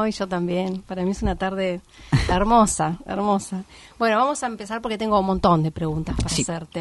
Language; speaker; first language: Spanish; native; Spanish